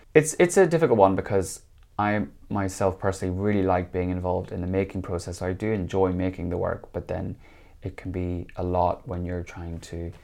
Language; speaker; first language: English; native; English